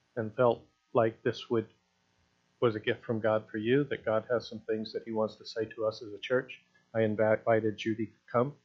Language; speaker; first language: English; native; English